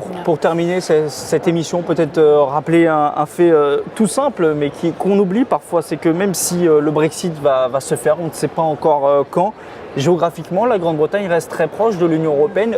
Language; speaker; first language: French; native; French